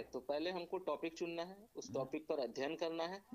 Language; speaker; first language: Hindi; native; Hindi